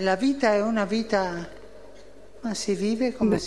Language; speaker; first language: Italian; early bilingual, heritage; Spanish